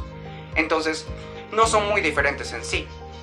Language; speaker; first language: Spanish; native; Spanish